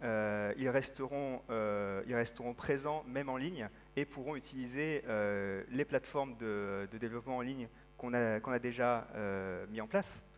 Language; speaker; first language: French; native; French